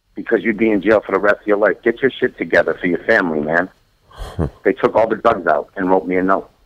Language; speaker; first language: English; native; English